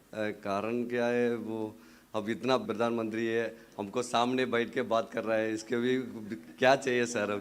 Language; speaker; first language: Hindi; non-native, local second language; Tamil